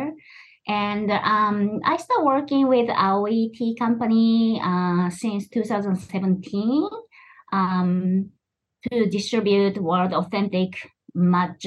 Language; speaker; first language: English; non-native, fluent; Japanese